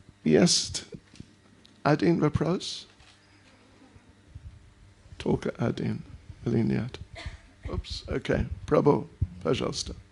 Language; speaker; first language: Russian; non-native, learner; English